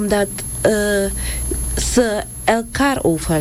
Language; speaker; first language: Dutch; non-native, local second language; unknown